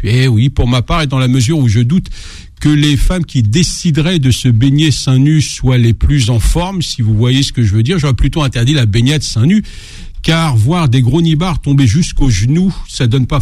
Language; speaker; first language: French; native; French